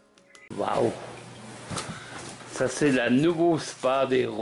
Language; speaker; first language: French; non-native, learner; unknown